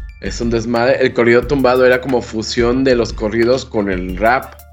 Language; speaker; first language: Spanish; native; Spanish